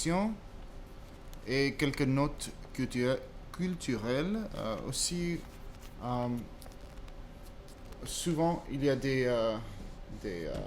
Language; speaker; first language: French; non-native, fluent; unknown